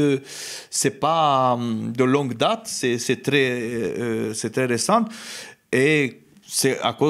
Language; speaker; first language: French; non-native, fluent; Romanian